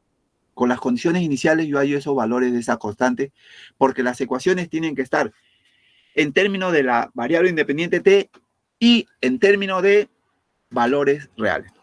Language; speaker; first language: Spanish; native; Spanish